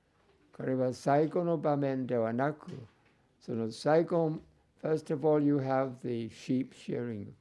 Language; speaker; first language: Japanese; non-native, fluent; English